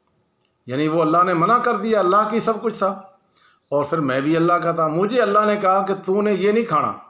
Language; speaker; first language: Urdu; non-native, local second language; Punjabi